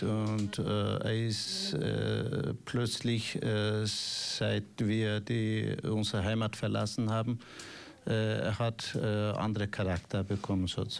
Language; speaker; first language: German; non-native, fluent; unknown